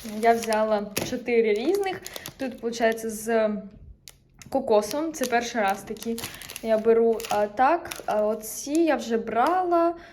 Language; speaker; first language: Ukrainian; non-native, local second language; Russian